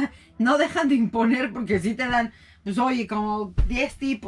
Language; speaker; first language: Spanish; native; Spanish